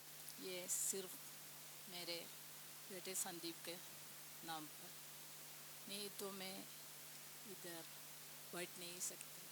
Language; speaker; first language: Hindi; non-native, local second language; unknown